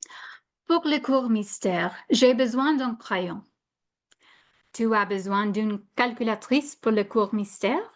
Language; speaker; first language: French; non-native, fluent; English